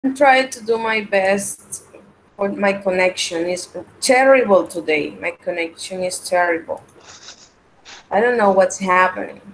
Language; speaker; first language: English; non-native, fluent; Spanish